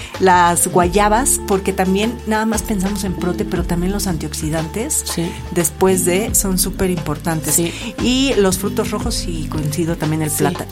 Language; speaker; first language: Spanish; native; Spanish